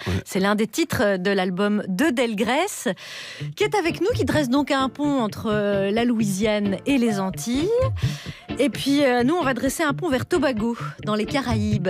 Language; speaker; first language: French; native; French